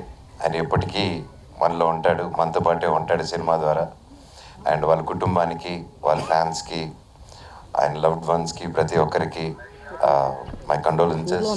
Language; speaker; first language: Telugu; native; Telugu